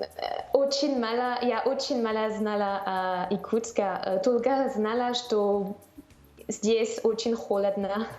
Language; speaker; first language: Russian; non-native, learner; French